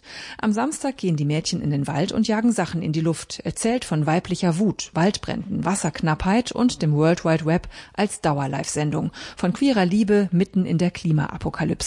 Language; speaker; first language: German; native; German